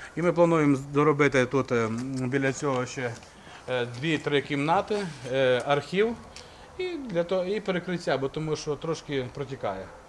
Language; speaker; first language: Ukrainian; native; Ukrainian